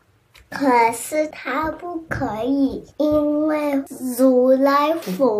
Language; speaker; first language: Chinese; early bilingual, heritage; English